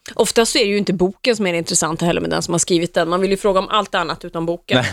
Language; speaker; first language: Swedish; native; Swedish